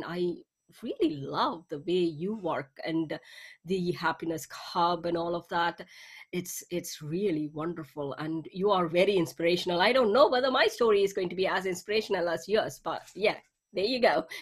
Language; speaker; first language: English; non-native, local second language; Tamil